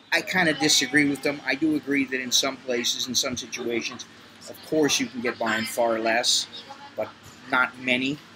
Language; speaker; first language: English; native; English